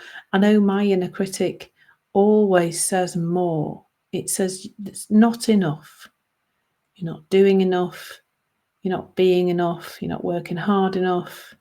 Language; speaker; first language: English; native; English